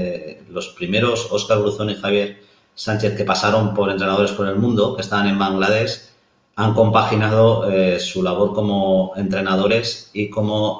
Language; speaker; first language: Spanish; native; Spanish